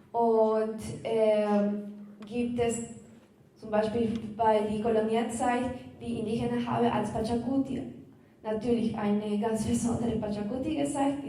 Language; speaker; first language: German; non-native, learner; Spanish